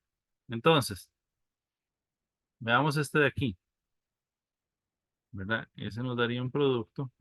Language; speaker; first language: Spanish; native; Spanish